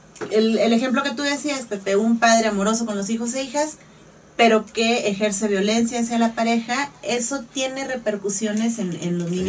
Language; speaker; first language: Spanish; native; Spanish